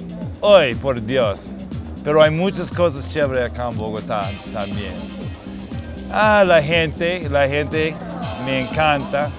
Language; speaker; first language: Spanish; non-native, fluent; English